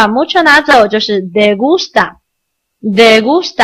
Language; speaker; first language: Spanish; non-native, learner; Chinese